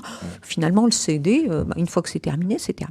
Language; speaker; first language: French; native; French